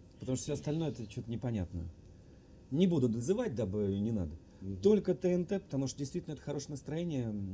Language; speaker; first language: Russian; native; Russian